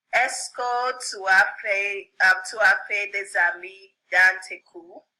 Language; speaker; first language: French; non-native, learner; English